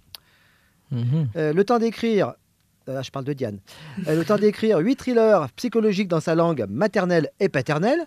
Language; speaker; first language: French; native; French